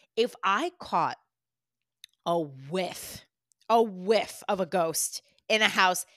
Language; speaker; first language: English; native; English